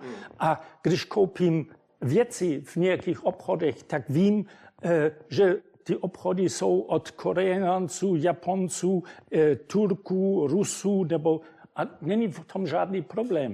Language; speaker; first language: Czech; non-native, fluent; German